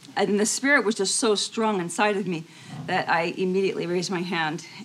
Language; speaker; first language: English; native; English